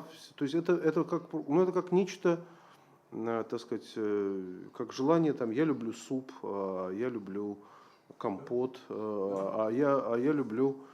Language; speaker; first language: Russian; native; Russian